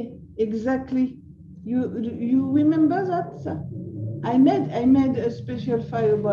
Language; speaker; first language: English; non-native, learner; French